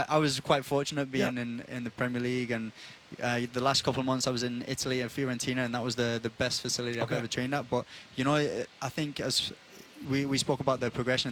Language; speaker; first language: English; native; English